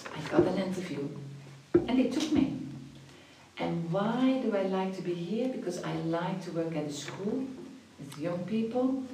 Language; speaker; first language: English; non-native, fluent; Dutch